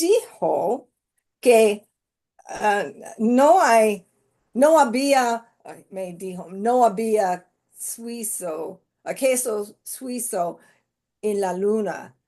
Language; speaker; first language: Spanish; non-native, learner; English